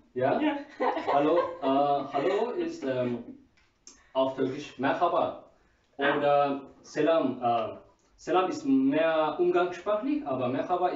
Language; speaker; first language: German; non-native, learner; Turkish